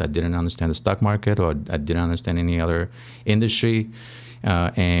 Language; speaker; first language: English; non-native, fluent; Albanian